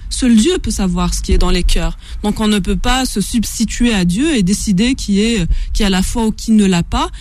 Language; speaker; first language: French; non-native, local second language; Kabyle